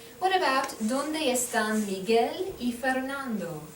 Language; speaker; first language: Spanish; non-native, fluent; English